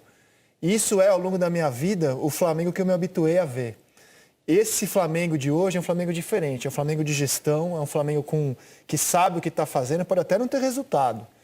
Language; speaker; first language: Portuguese; native; Portuguese